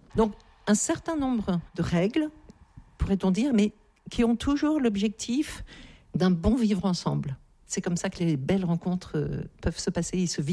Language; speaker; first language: French; native; French